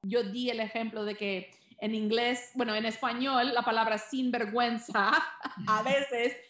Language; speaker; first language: Spanish; early bilingual, heritage; Spanish